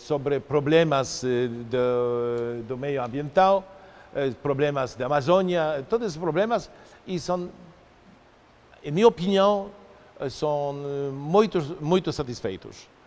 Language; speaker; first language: Portuguese; non-native, fluent; Polish